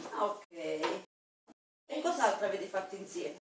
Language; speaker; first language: Italian; native; Italian